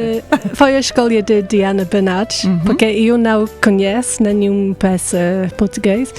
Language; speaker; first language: Portuguese; non-native, fluent; English